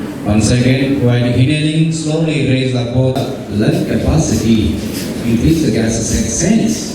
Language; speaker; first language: English; non-native, local second language; Telugu